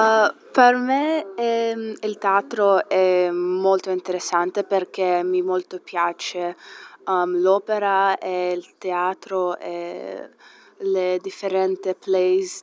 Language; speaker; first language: Italian; non-native, learner; English